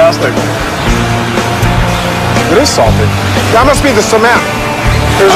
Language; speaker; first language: English; native; English